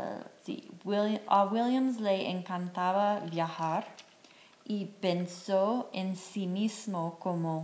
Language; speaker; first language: Spanish; non-native, fluent; English